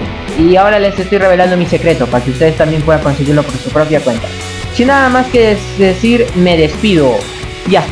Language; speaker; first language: Spanish; native; Spanish